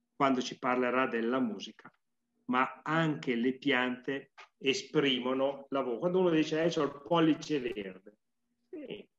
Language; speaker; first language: Italian; native; Italian